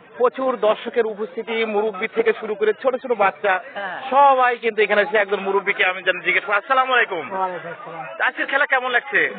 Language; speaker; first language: Bangla; native; Bangla